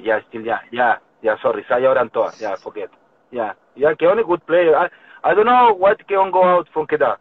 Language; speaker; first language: English; non-native, learner; Spanish